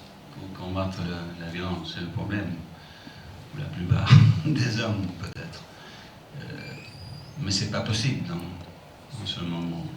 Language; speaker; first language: French; non-native, fluent; English